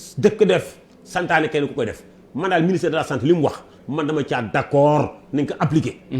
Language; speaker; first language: Wolof; native; Wolof